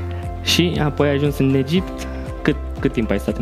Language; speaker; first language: Romanian; native; Romanian